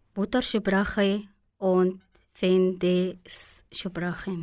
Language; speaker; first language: German; non-native, learner; Arabic